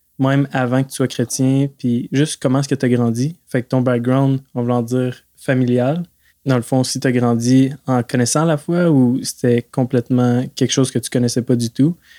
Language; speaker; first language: French; native; French